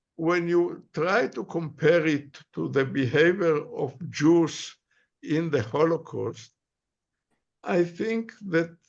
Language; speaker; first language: English; non-native, fluent; Hebrew